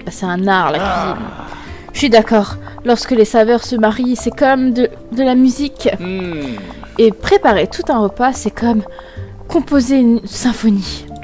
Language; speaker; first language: French; native; French